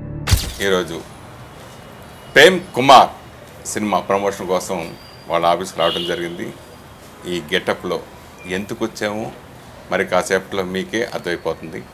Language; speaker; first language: Telugu; native; Telugu